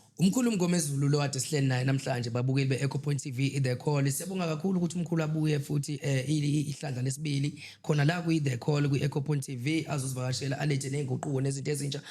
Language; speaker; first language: Zulu; native; Zulu